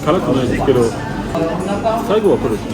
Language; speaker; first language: Japanese; non-native, fluent; French